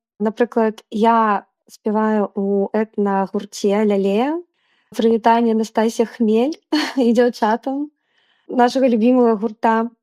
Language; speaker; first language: Belarusian; non-native, local second language; Russian